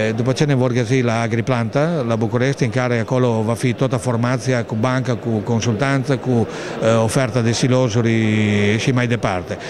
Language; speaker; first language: Romanian; non-native, fluent; Italian